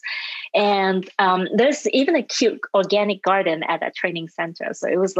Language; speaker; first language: English; non-native, local second language; Cantonese